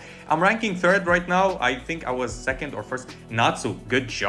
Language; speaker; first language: English; non-native, fluent; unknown